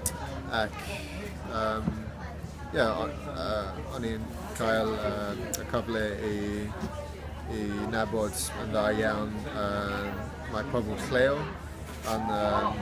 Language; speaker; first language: Welsh; non-native, learner; English